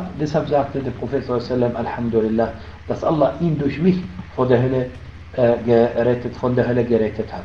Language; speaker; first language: German; non-native, fluent; Arabic